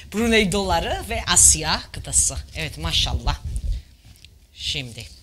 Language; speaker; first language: Turkish; non-native, fluent; Georgian